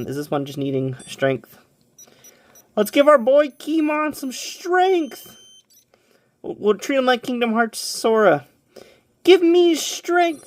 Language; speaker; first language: English; native; English